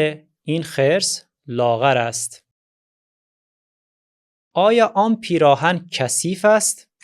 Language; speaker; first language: Persian; non-native, fluent; Azerbaijani